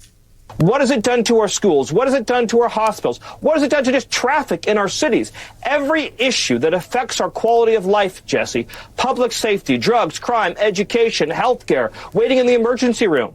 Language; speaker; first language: English; native; English